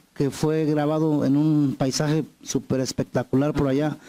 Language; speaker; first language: Spanish; native; Spanish